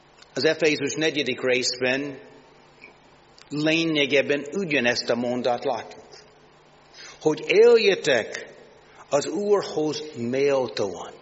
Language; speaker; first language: Hungarian; non-native, learner; English